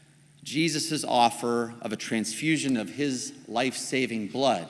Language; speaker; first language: English; native; English